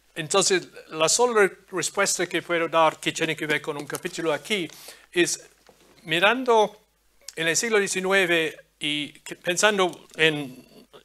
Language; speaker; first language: Spanish; non-native, fluent; English